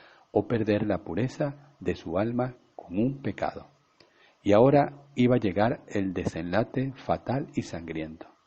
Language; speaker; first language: Spanish; native; Spanish